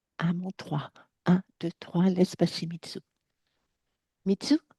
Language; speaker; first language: French; native; French